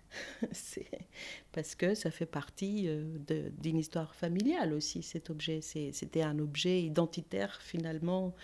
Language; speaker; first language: French; non-native, fluent; Greek